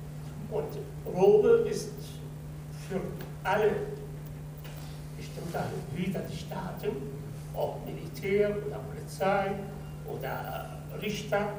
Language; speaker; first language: German; non-native, fluent; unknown